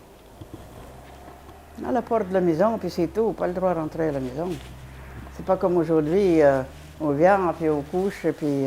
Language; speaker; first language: French; non-native, fluent; Polish